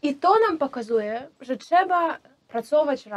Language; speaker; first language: Polish; non-native, fluent; Russian